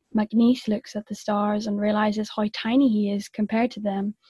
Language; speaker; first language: English; native; English